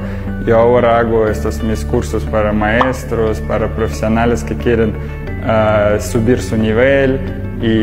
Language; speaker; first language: Spanish; non-native, learner; Russian